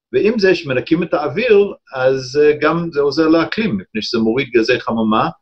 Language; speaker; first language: Hebrew; non-native, fluent; English